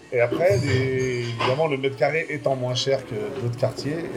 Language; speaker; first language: French; native; French